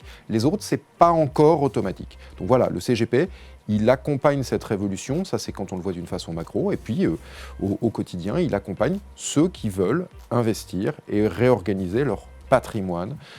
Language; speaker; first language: French; native; French